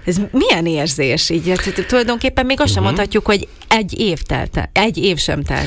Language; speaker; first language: Hungarian; native; Hungarian